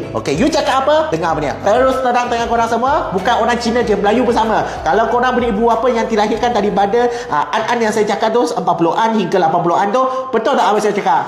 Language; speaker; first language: Malay; non-native, local second language; Chinese